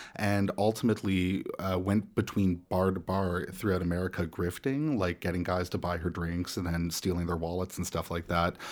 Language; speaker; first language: English; native; English